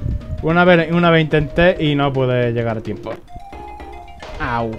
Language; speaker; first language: Spanish; native; Spanish